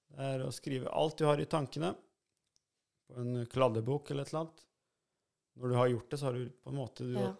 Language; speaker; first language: Norwegian; early bilingual, other home language; Albanian